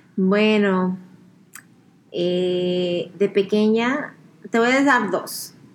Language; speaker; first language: Spanish; early bilingual, heritage; Spanish